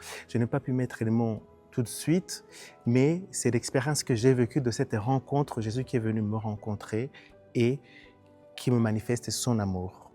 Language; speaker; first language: French; non-native, local second language; Kinyarwanda